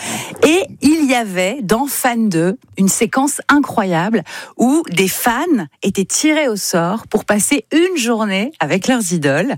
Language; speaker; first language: French; native; French